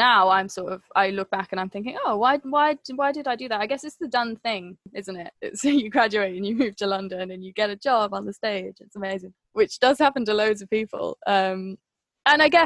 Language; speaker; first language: English; native; English